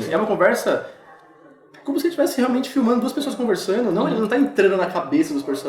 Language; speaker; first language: Portuguese; native; Portuguese